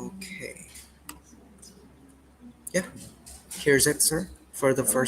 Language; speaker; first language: English; non-native, fluent; Indonesian